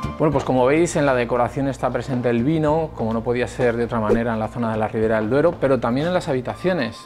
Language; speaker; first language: Spanish; native; Spanish